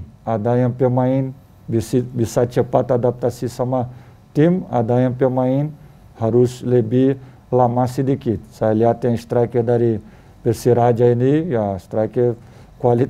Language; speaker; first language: Indonesian; non-native, fluent; Portuguese